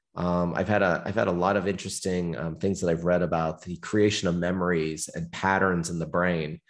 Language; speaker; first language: English; native; English